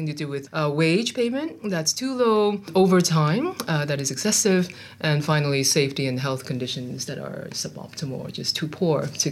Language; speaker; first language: English; non-native, local second language; Cantonese